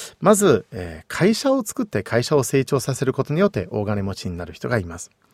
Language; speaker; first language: Japanese; non-native, fluent; English